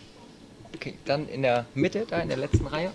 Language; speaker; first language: German; native; German